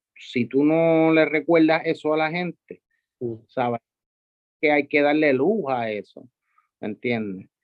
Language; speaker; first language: Spanish; native; Spanish